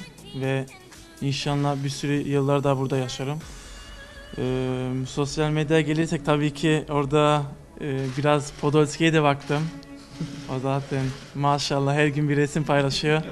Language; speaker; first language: Turkish; early bilingual, other home language; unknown